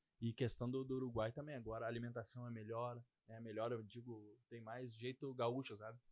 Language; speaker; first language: Portuguese; native; Portuguese